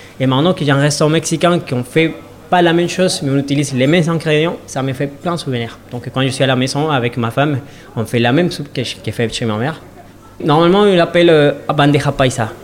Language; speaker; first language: French; non-native, learner; Spanish